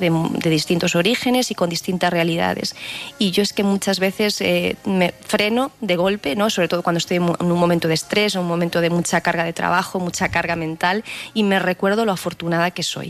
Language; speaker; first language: Spanish; native; Spanish